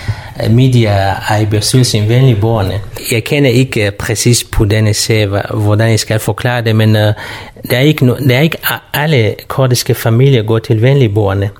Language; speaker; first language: Danish; non-native, fluent; Kurdish